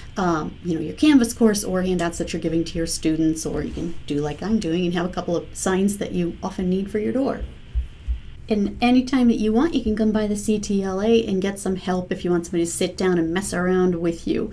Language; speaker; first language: English; native; English